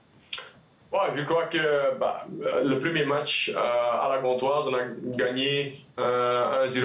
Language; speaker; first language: French; non-native, local second language; Dutch